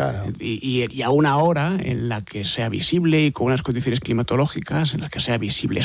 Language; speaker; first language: Spanish; native; Spanish